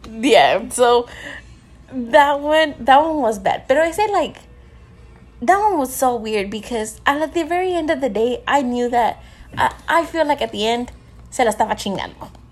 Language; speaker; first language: English; early bilingual, other home language; Spanish